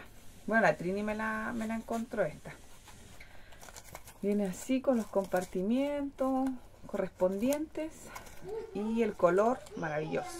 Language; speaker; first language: Spanish; native; Spanish